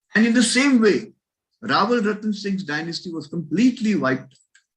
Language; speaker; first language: English; non-native, local second language; Marathi